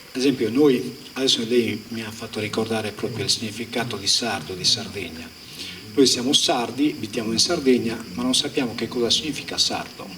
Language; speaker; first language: Italian; native; Italian